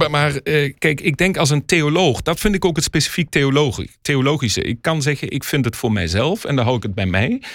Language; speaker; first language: Dutch; native; Dutch